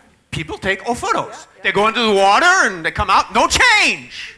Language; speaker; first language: English; native; English